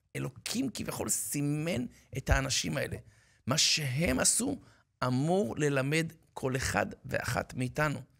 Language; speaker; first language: Hebrew; native; Hebrew